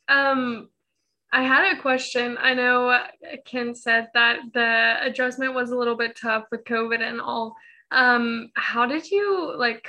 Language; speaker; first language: English; native; English